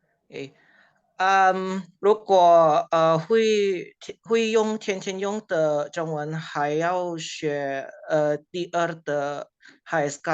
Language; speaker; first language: Chinese; non-native, learner; Indonesian